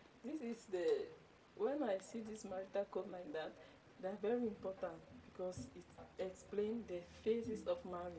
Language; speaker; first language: English; non-native, local second language; French